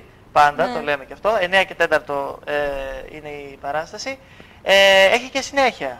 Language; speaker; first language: Greek; native; Greek